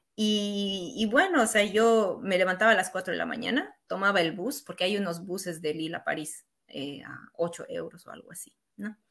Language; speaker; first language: Spanish; native; Spanish